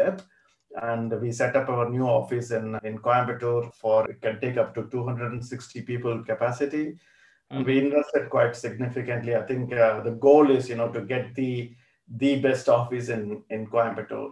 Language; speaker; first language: English; non-native, local second language; Tamil